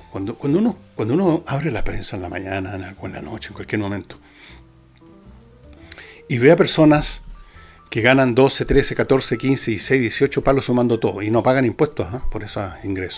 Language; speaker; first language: Spanish; native; Spanish